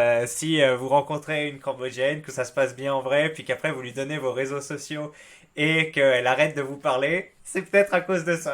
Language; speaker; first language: French; native; French